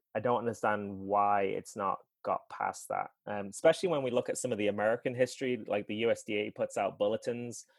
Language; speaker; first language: English; native; English